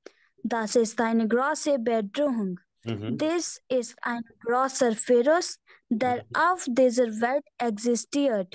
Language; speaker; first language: German; non-native, learner; Hindi